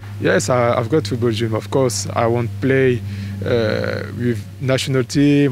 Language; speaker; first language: English; non-native, learner; French